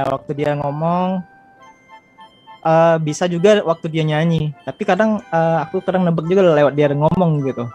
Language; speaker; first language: Indonesian; native; Indonesian